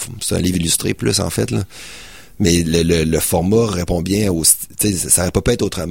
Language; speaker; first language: French; native; French